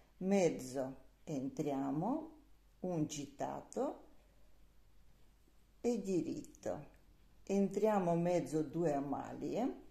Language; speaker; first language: Italian; non-native, learner; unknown